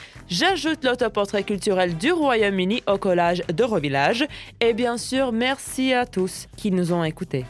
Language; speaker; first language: French; non-native, fluent; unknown